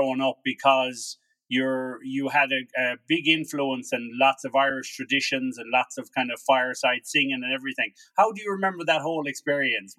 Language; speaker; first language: English; native; English